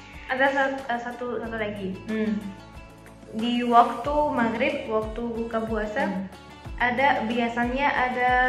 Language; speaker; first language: Indonesian; non-native, fluent; Arabic